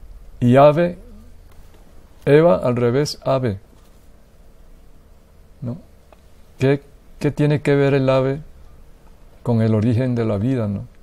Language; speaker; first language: Spanish; native; Spanish